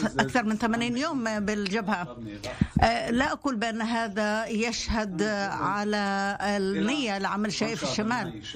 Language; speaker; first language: Arabic; non-native, fluent; Hebrew